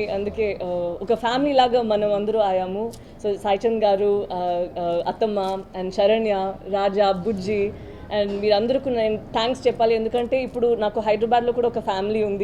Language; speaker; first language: Telugu; non-native, local second language; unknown